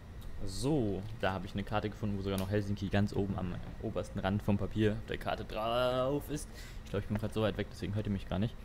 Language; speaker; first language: German; native; German